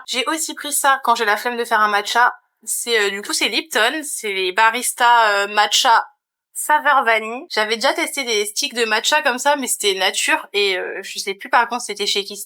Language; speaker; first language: French; native; French